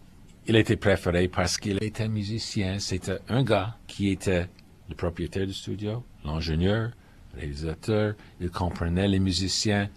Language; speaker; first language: French; non-native, local second language; English